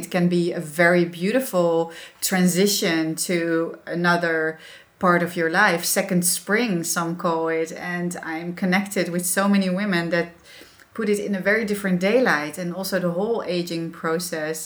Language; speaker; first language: English; non-native, fluent; Dutch